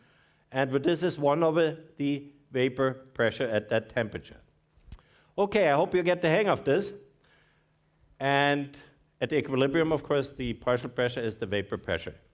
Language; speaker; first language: English; non-native, fluent; German